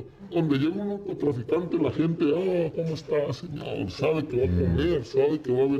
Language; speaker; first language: Spanish; native; Spanish